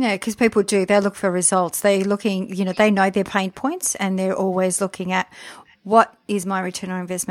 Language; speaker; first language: English; native; English